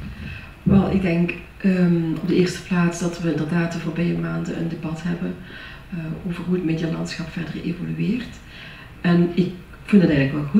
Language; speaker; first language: Dutch; native; Dutch